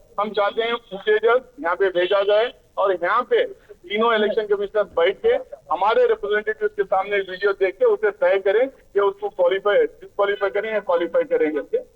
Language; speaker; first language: Hindi; non-native, local second language; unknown